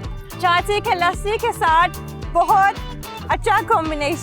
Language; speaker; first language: Hindi; non-native, learner; Turkish